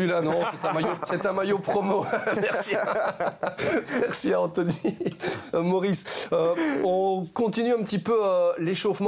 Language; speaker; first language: French; native; French